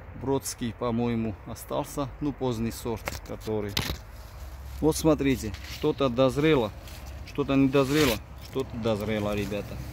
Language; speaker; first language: Russian; non-native, local second language; Georgian